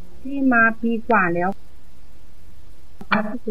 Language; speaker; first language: Thai; non-native, learner; Chinese